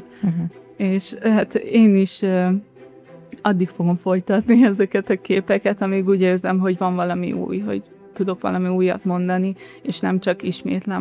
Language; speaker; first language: Hungarian; early bilingual, heritage; Hungarian